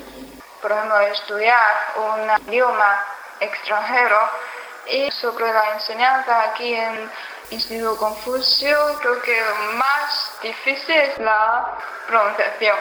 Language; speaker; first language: Spanish; non-native, learner; Chinese